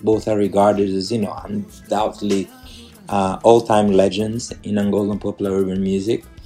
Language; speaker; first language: English; non-native, fluent; Portuguese